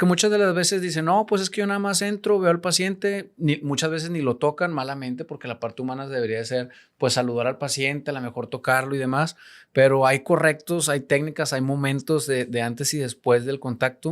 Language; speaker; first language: Spanish; native; Spanish